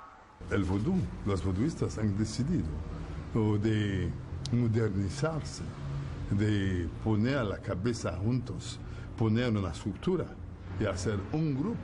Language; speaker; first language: Spanish; non-native, fluent; Haitian Creole